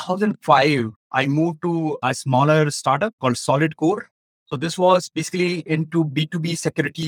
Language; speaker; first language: English; non-native, local second language; Hindi